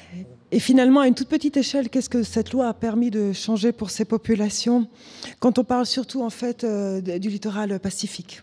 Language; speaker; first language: French; native; French